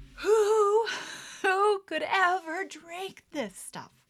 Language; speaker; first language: English; early bilingual, other home language; Dutch